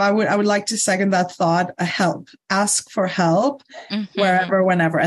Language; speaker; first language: English; non-native, fluent; Morisyen